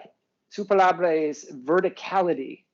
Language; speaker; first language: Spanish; non-native, fluent; English